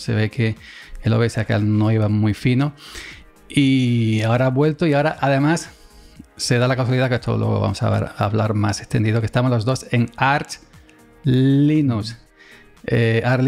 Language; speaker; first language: Spanish; native; Spanish